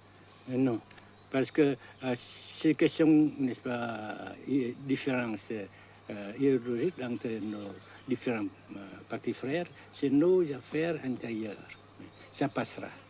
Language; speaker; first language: French; non-native, local second language; Vietnamese